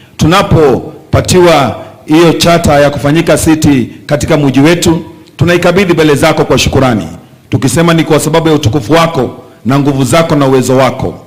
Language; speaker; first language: Swahili; non-native, local second language; Kikuyu